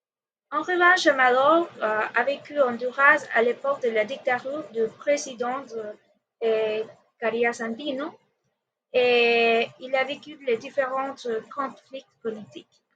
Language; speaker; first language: French; non-native, learner; Spanish